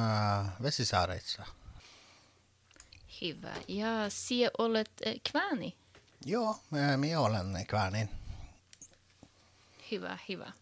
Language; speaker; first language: Finnish; non-native, learner; Norwegian